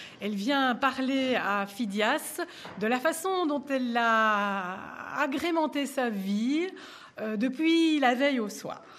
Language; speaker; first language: French; native; French